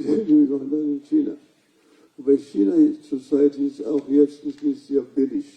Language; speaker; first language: German; non-native, fluent; Luo (Kenya and Tanzania)